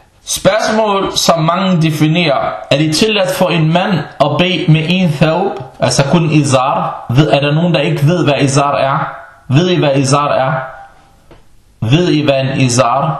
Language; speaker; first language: Danish; early bilingual, other home language; Arabic